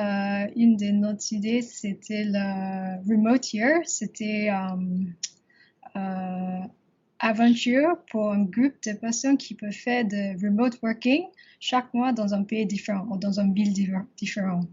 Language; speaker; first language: French; non-native, learner; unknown